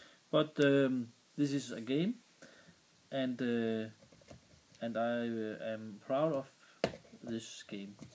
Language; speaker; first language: English; non-native, learner; Danish